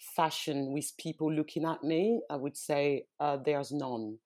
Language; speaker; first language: English; early bilingual, heritage; French